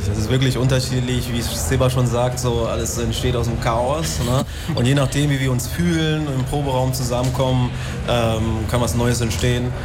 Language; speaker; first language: German; early bilingual, other home language; Lingala